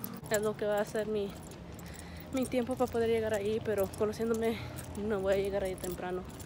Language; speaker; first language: Spanish; early bilingual, heritage; Spanish